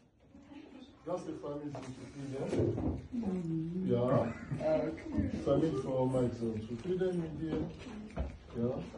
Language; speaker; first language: German; non-native, learner; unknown